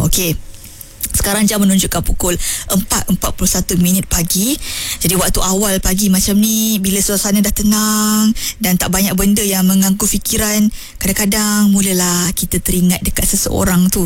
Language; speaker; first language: Malay; native; Malay